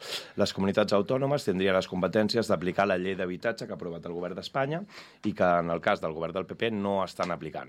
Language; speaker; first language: Catalan; native; Catalan